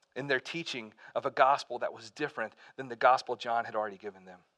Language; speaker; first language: English; native; English